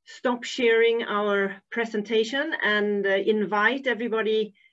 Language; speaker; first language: English; non-native, fluent; Swedish